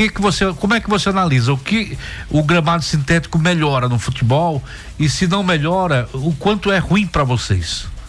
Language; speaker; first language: Portuguese; native; Portuguese